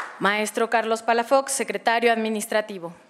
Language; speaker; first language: Spanish; native; Spanish